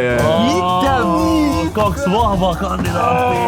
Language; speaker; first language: Finnish; native; Finnish